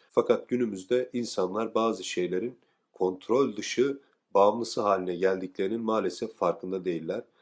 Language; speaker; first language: Turkish; native; Turkish